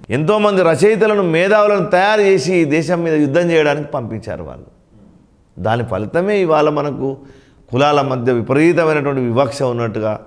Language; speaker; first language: Telugu; native; Telugu